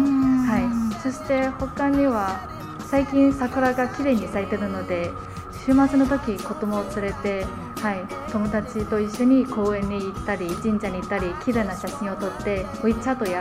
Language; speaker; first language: Japanese; non-native, fluent; Chinese